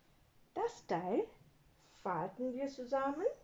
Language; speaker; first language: German; non-native, learner; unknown